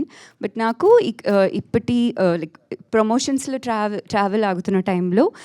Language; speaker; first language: Telugu; non-native, fluent; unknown